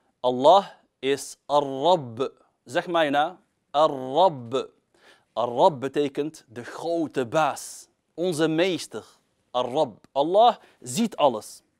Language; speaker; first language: Dutch; early bilingual, other home language; Arabic